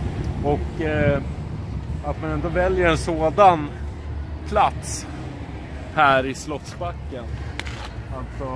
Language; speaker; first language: Swedish; native; Swedish